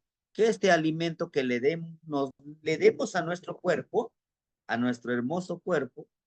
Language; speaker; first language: Spanish; native; Spanish